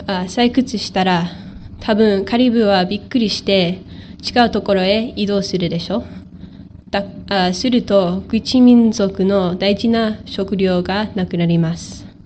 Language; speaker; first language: Japanese; non-native, learner; English